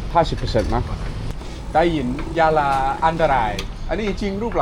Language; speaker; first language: Thai; non-native, learner; English